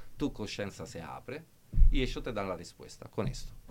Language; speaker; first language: Spanish; non-native, learner; Italian